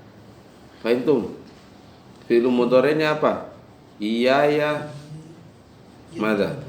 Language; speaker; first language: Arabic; non-native, fluent; Indonesian